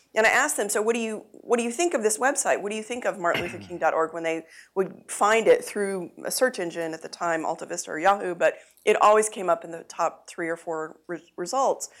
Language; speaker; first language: English; native; English